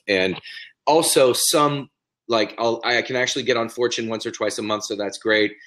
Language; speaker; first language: English; native; English